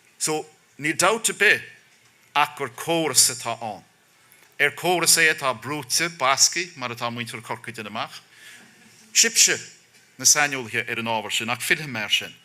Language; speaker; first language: Irish; native; Irish